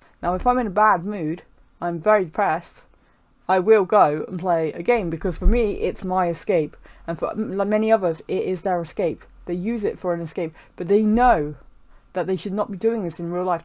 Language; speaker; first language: English; native; English